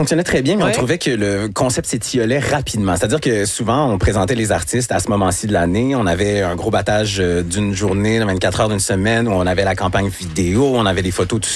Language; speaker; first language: French; native; French